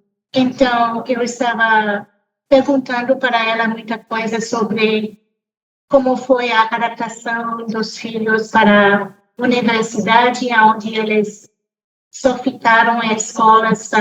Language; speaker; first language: Portuguese; non-native, fluent; English